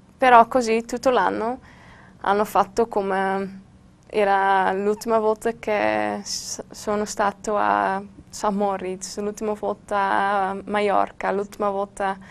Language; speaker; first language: Italian; non-native, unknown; Dutch